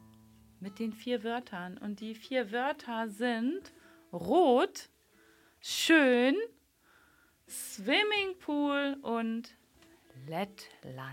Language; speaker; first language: German; native; German